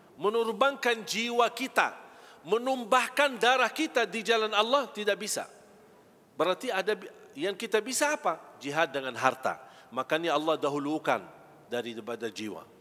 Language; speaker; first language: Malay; non-native, fluent; Arabic